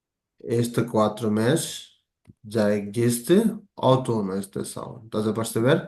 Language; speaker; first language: Portuguese; non-native, fluent; Bangla